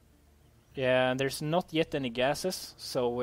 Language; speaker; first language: English; non-native, fluent; Swedish